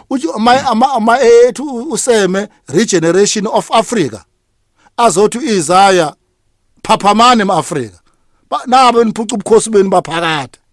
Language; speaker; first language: Zulu; native; Zulu